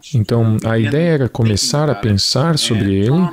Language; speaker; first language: Portuguese; non-native, fluent; English